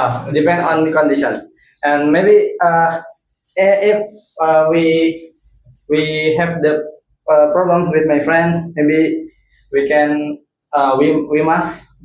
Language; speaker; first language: English; non-native, learner; Indonesian